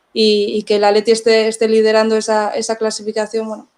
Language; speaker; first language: Spanish; non-native, local second language; Basque